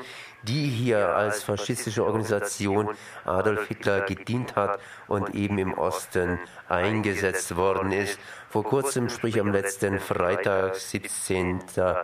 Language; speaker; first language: German; native; German